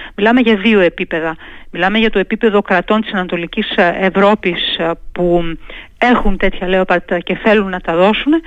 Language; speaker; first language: Greek; native; Greek